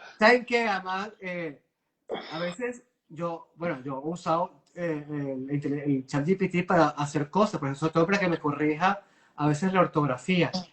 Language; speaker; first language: Spanish; native; Spanish